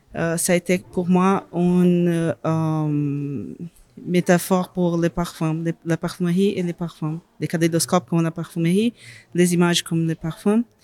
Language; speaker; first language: French; non-native, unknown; Portuguese